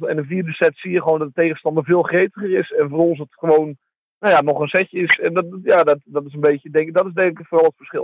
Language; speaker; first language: Dutch; native; Dutch